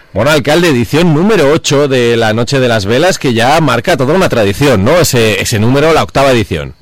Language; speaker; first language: Spanish; native; Spanish